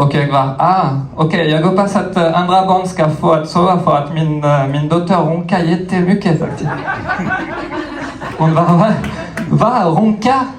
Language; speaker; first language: Swedish; non-native, fluent; French